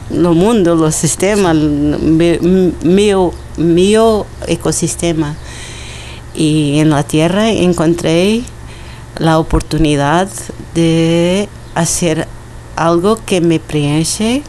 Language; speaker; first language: Spanish; non-native, learner; Portuguese